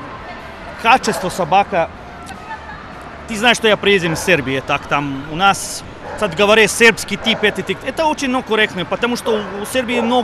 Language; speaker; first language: Russian; non-native, learner; Serbian